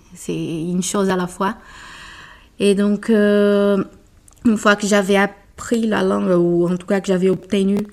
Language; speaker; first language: French; non-native, fluent; Portuguese